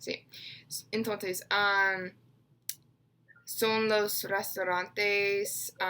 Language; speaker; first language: Spanish; non-native, learner; English